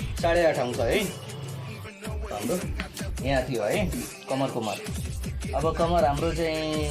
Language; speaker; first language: Nepali; native; Nepali